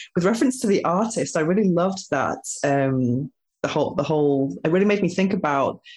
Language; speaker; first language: English; native; English